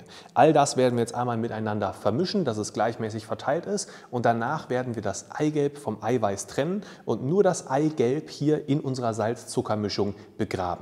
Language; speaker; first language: German; native; German